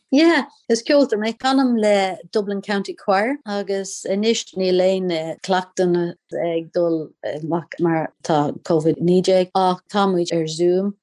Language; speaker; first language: Irish; non-native, local second language; English